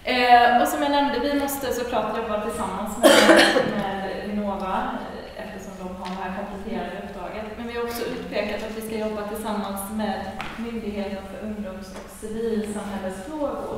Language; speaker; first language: Swedish; native; Swedish